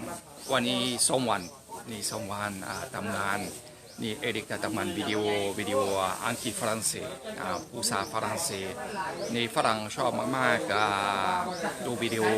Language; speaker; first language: Thai; non-native, learner; French